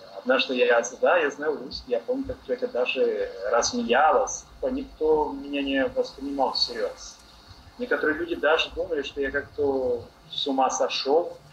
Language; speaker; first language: Russian; non-native, learner; Portuguese